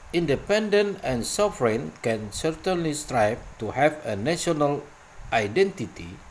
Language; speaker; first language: English; non-native, fluent; Indonesian